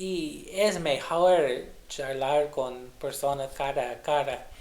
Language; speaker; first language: Spanish; non-native, fluent; English